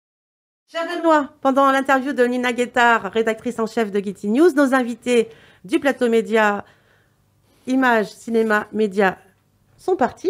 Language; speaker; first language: French; native; French